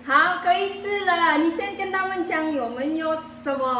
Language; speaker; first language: Chinese; non-native, learner; Filipino